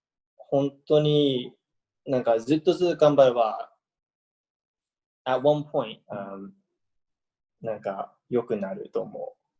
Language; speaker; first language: Japanese; early bilingual, heritage; English